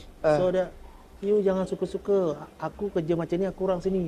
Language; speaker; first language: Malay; early bilingual, heritage; Indonesian